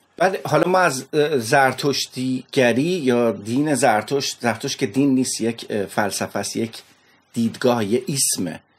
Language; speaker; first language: Persian; native; Persian